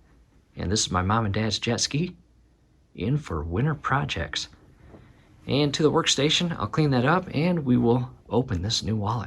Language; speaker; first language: English; native; English